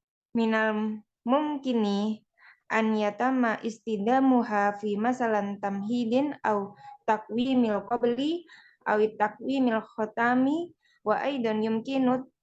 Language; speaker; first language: Arabic; non-native, learner; Indonesian